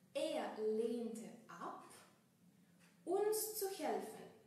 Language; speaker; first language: German; non-native, fluent; Bulgarian